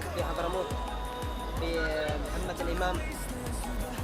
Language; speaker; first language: Arabic; native; Arabic